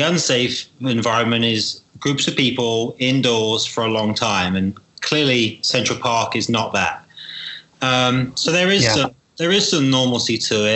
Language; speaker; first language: English; native; English